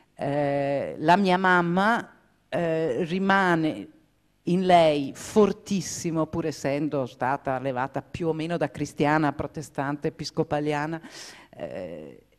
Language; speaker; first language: Italian; non-native, fluent; English